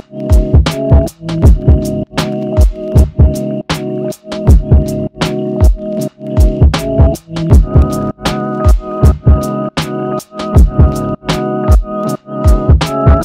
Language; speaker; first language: Urdu; non-native, local second language; Punjabi